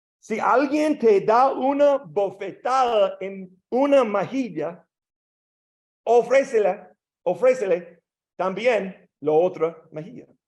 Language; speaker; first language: Spanish; non-native, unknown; English